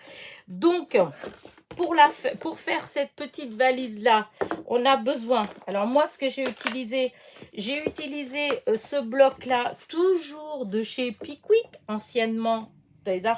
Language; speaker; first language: French; native; French